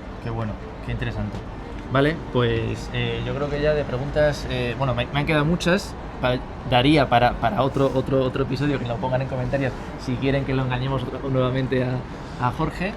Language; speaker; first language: Spanish; native; Spanish